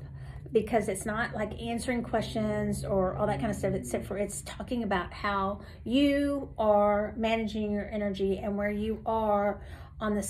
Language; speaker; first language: English; native; English